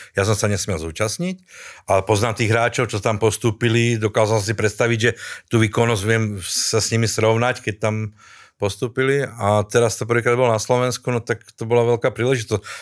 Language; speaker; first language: Slovak; native; Slovak